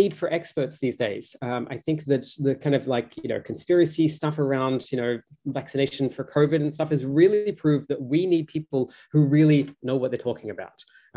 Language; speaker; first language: English; native; English